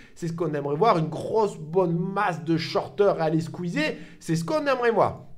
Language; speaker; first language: French; native; French